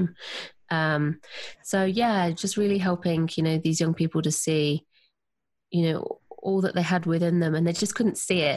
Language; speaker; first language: English; native; English